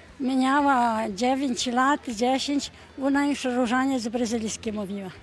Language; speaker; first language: Polish; early bilingual, heritage; Polish